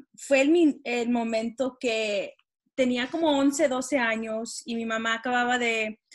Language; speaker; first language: Spanish; early bilingual, heritage; Spanish